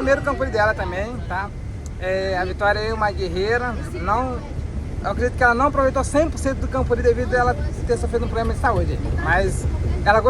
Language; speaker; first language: Portuguese; native; Portuguese